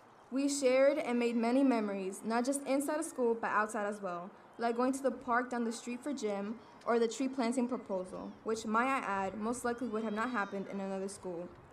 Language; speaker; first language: English; early bilingual, other home language; Spanish